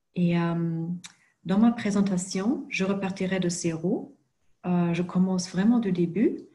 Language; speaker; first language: French; non-native, fluent; German